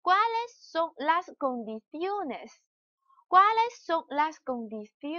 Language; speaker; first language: Spanish; non-native, fluent; Chinese